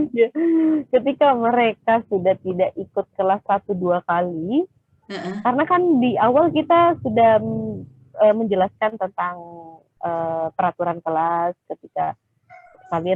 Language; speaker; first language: Indonesian; native; Indonesian